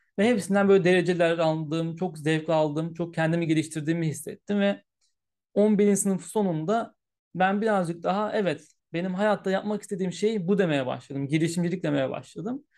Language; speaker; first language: Turkish; early bilingual, heritage; Turkish